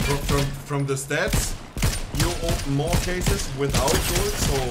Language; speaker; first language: English; non-native, fluent; German